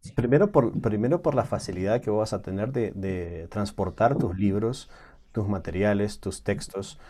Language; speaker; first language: Spanish; native; Spanish